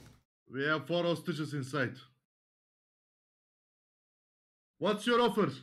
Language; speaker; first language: English; non-native, fluent; Turkish